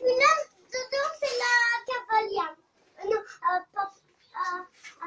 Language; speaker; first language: French; native; French